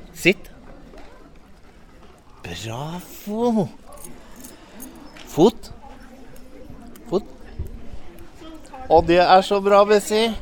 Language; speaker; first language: Norwegian; native; Norwegian